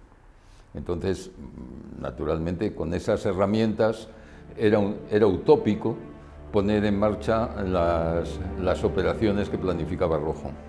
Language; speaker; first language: Spanish; native; Spanish